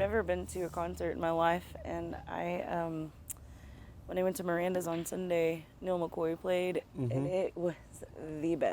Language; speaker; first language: English; native; English